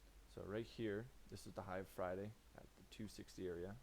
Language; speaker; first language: English; native; English